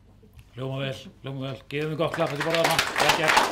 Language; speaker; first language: Icelandic; native; Icelandic